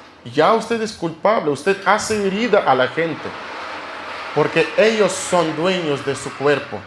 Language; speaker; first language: Spanish; non-native, fluent; Russian